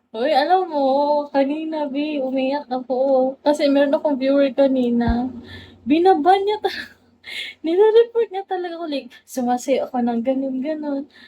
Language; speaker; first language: Filipino; non-native, local second language; Cebuano